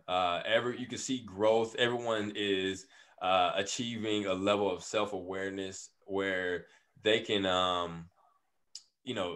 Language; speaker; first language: English; native; English